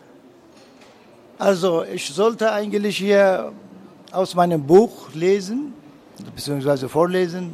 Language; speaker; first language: German; non-native, fluent; Persian